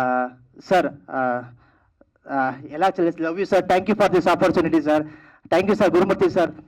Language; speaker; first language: Telugu; non-native, learner; Kannada